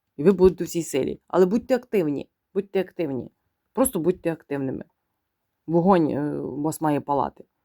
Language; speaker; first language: Ukrainian; non-native, local second language; Russian